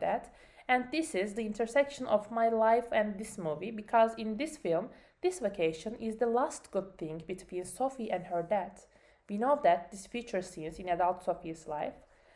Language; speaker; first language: English; non-native, learner; Turkish